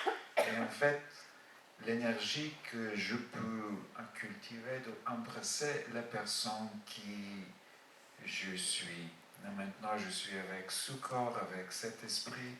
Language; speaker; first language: French; non-native, fluent; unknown